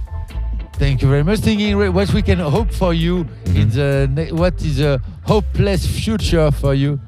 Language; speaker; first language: English; non-native, learner; French